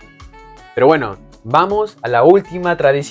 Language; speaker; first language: Spanish; native; Spanish